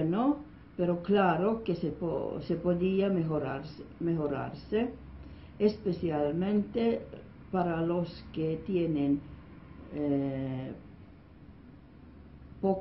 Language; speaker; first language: Spanish; non-native, fluent; Finnish